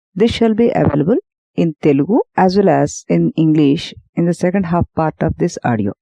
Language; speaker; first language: English; non-native, local second language; Telugu